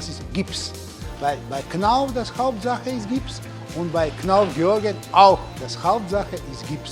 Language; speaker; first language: German; non-native, fluent; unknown